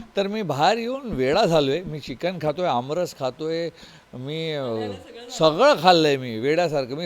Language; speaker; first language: Marathi; non-native, local second language; Tulu